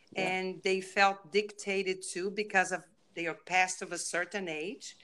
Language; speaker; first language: English; non-native, fluent; Portuguese